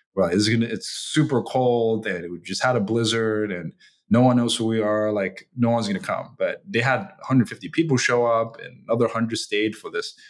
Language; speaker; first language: English; early bilingual, other home language; Chinese